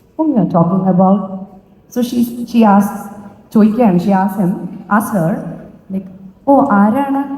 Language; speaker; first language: English; non-native, local second language; Malayalam